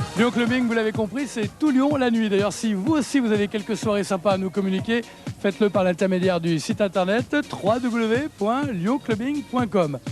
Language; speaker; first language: French; native; French